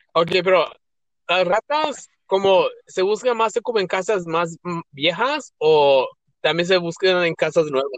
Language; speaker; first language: Spanish; early bilingual, heritage; Spanish